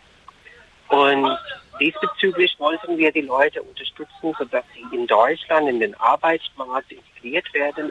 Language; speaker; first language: German; non-native, fluent; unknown